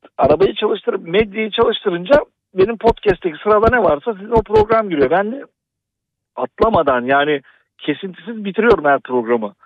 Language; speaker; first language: Turkish; native; Turkish